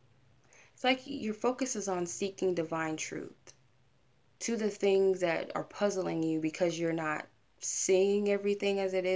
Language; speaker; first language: English; native; English